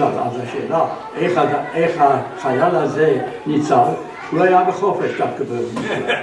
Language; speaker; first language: Hebrew; non-native, fluent; German